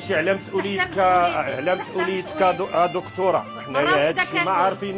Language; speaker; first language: Arabic; native; Arabic